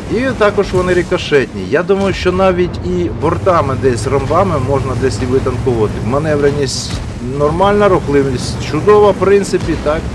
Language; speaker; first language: Ukrainian; native; Ukrainian